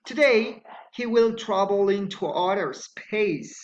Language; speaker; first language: English; non-native, fluent; Spanish